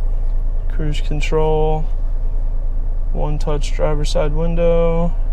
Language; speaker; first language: English; native; English